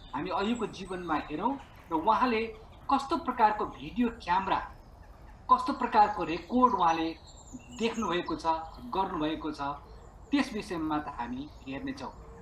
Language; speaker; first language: Nepali; native; Nepali